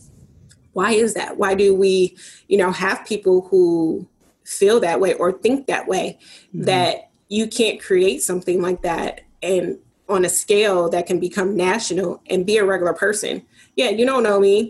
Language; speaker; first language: English; native; English